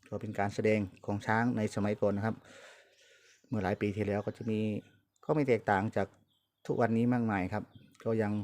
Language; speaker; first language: Thai; native; Thai